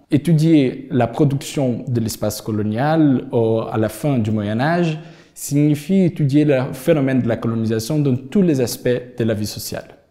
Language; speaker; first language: French; non-native, fluent; Portuguese